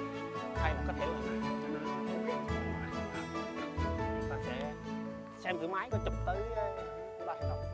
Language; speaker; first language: Vietnamese; native; Vietnamese